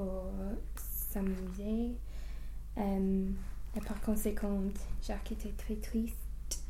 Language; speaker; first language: French; non-native, learner; English